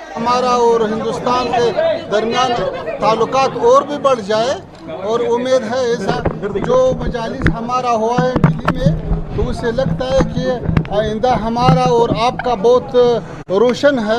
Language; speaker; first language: Hindi; non-native, fluent; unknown